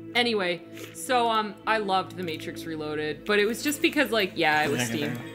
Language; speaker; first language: English; native; English